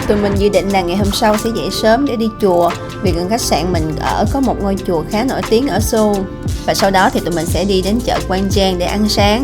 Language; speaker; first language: Vietnamese; native; Vietnamese